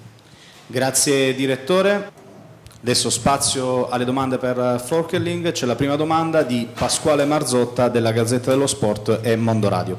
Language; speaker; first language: Italian; native; Italian